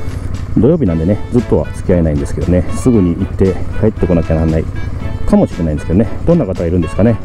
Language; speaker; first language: Japanese; native; Japanese